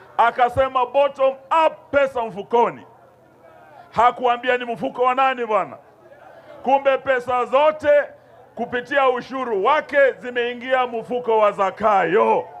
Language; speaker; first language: Swahili; non-native, local second language; Luyia